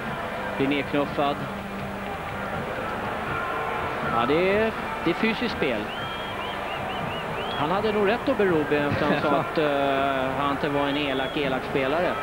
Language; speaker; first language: Swedish; native; Swedish